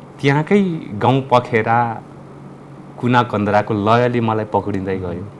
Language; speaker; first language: Nepali; non-native, local second language; Limburgish